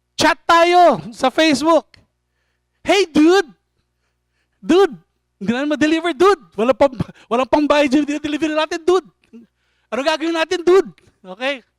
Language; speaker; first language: Filipino; native; Filipino